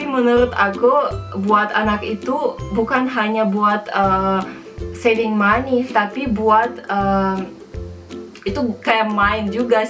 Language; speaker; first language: Indonesian; non-native, fluent; Russian